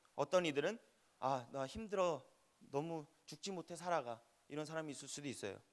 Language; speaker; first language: Korean; native; Korean